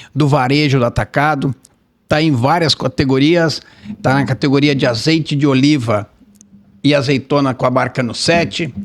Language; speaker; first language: Portuguese; native; Portuguese